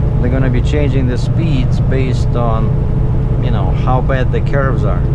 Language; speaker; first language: English; non-native, fluent; Russian